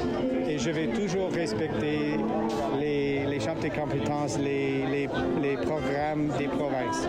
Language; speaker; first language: French; non-native, local second language; English